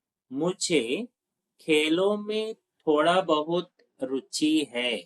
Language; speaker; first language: Hindi; non-native, local second language; Telugu